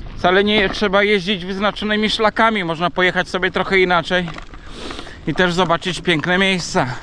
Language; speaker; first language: Polish; native; Polish